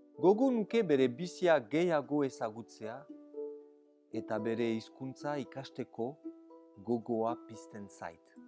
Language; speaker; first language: Basque; native; Basque